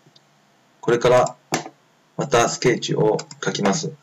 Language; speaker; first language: Japanese; non-native, fluent; Chinese